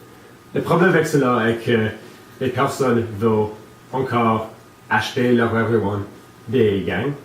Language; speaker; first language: French; non-native, local second language; English